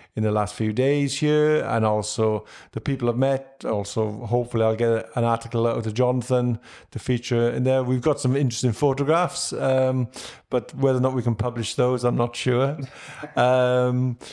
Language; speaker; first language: English; native; English